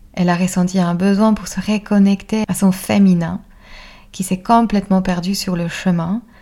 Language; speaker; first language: French; non-native, fluent; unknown